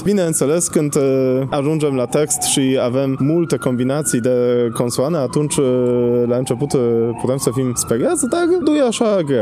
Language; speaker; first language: Romanian; non-native, fluent; Polish